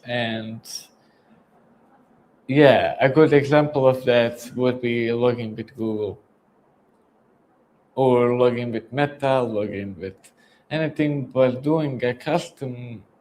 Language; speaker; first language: English; non-native, fluent; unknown